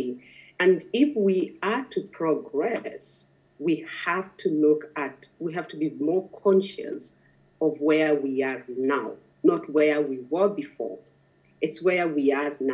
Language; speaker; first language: English; non-native, local second language; Masai